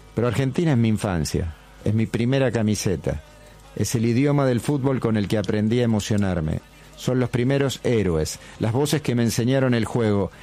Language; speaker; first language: Spanish; native; Spanish